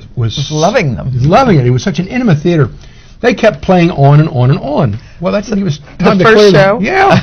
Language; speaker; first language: English; native; English